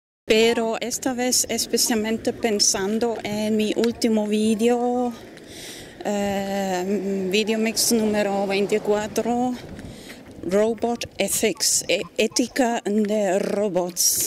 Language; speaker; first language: Spanish; non-native, fluent; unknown